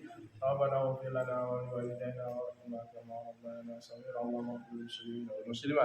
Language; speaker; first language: Arabic; non-native, fluent; Sasak